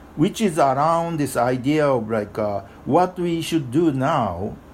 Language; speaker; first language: English; non-native, fluent; Japanese